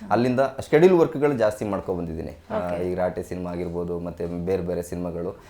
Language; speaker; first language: Kannada; native; Kannada